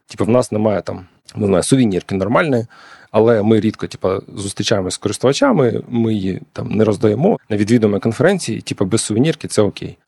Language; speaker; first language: Ukrainian; non-native, local second language; Russian